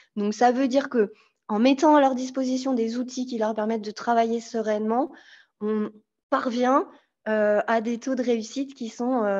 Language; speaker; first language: French; native; French